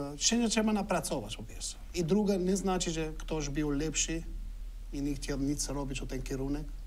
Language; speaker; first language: Polish; non-native, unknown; Albanian